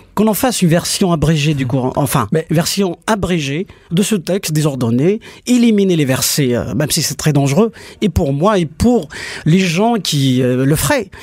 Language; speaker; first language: French; non-native, local second language; Kabyle